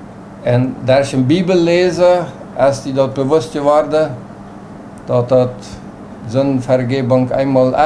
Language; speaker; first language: German; non-native, local second language; Plautdietsch